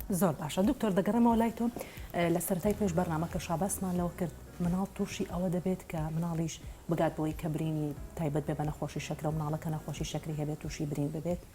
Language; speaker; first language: Central Kurdish; native; Central Kurdish